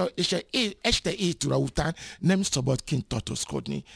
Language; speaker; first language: Hungarian; non-native, learner; Yoruba